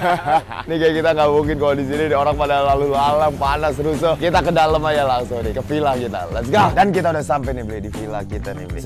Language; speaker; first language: Indonesian; native; Indonesian